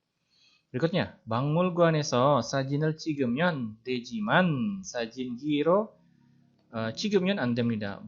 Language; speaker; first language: Korean; non-native, fluent; Indonesian